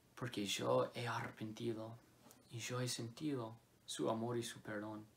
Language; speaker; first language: Spanish; non-native, fluent; English